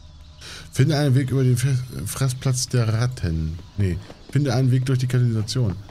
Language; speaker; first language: German; native; German